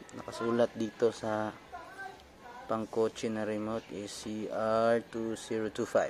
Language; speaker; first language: Filipino; non-native, local second language; Cebuano